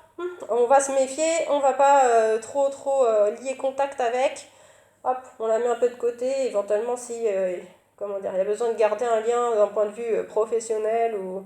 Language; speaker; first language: French; native; French